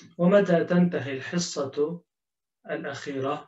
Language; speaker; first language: Arabic; non-native, fluent; Turkish